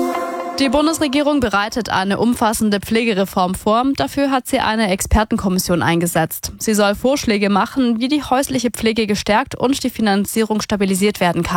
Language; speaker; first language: German; native; German